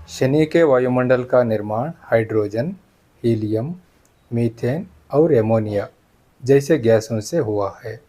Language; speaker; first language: Hindi; non-native, local second language; Kannada